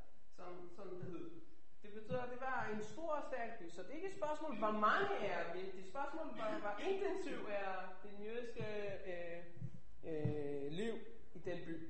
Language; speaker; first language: Danish; non-native, fluent; Hebrew